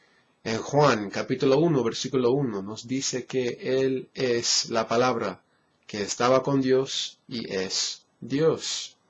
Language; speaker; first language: Spanish; non-native, fluent; English